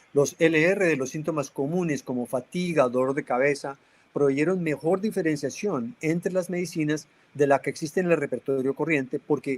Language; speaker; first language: Spanish; native; Spanish